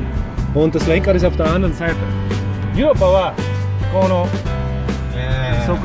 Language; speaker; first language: Japanese; non-native, learner; German